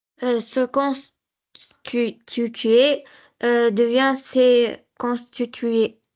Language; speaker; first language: French; non-native, learner; Arabic